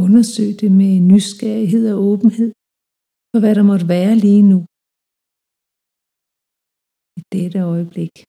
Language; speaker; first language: Danish; native; Danish